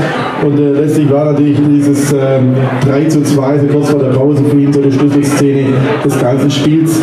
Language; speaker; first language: German; native; German